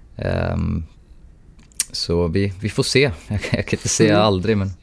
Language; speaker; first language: Swedish; native; Swedish